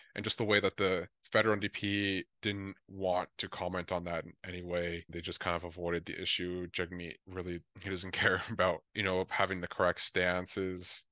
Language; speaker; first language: English; native; English